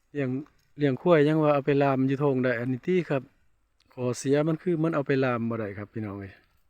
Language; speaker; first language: Thai; native; Thai